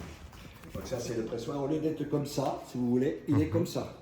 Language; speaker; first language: French; native; French